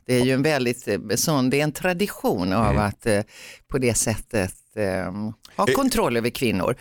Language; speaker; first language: Swedish; native; Swedish